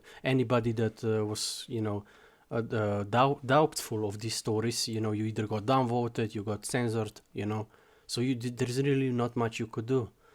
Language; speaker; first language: English; non-native, fluent; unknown